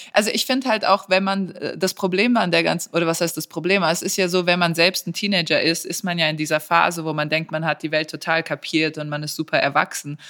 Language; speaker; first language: German; early bilingual, other home language; Serbian